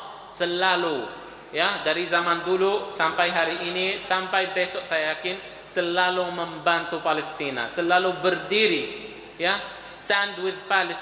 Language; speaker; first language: Indonesian; non-native, fluent; Arabic